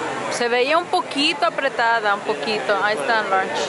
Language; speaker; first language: Spanish; early bilingual, heritage; Spanish